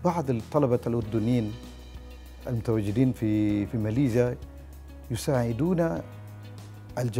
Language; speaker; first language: Arabic; non-native, fluent; Malay